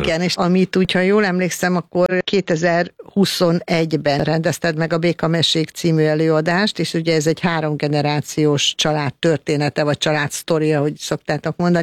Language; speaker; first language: Hungarian; native; Hungarian